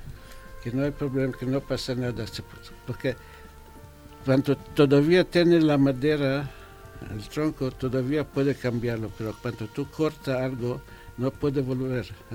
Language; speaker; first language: Spanish; non-native, fluent; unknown